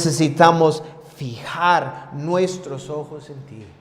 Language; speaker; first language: Spanish; non-native, fluent; English